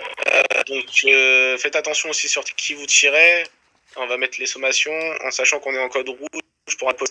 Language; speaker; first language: French; native; French